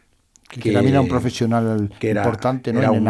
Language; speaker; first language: Spanish; native; Spanish